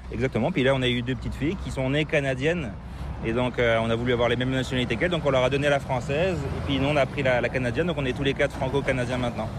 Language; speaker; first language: French; native; French